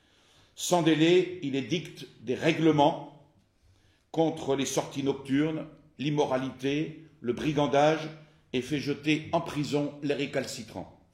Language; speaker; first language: French; native; French